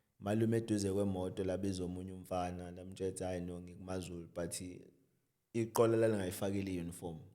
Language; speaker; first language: Zulu; native; Zulu